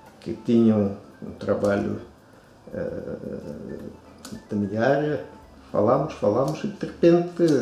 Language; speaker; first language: Portuguese; non-native, fluent; Russian